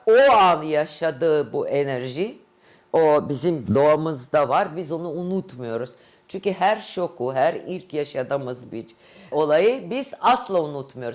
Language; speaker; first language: Turkish; non-native, fluent; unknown